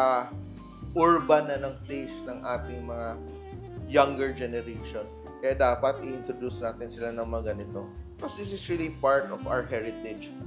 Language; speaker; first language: Filipino; non-native, local second language; Cebuano